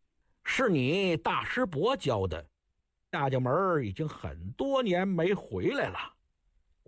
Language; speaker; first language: Chinese; native; Chinese